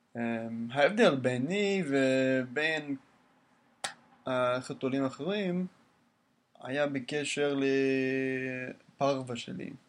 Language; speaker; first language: Hebrew; non-native, learner; English